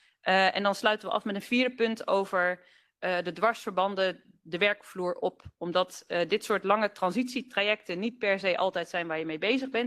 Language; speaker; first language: Dutch; native; Dutch